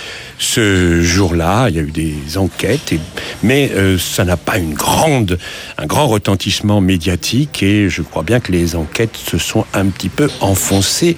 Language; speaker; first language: French; native; French